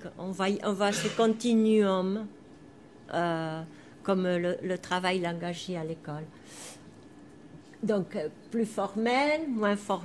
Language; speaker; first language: French; non-native, fluent; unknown